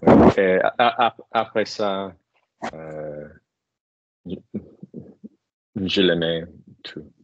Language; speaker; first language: French; non-native, fluent; English